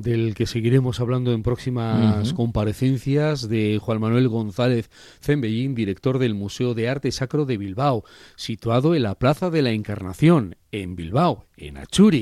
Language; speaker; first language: Spanish; native; Spanish